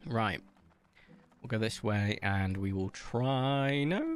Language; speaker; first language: English; native; English